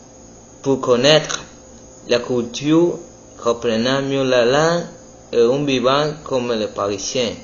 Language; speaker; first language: French; non-native, learner; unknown